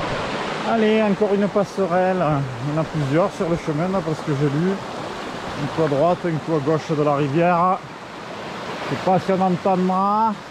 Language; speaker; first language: French; native; French